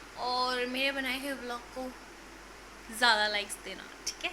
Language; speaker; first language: Hindi; native; Hindi